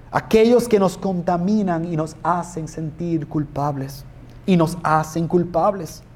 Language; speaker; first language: Spanish; non-native, fluent; English